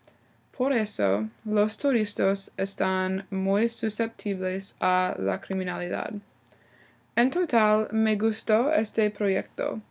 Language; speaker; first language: Spanish; non-native, learner; English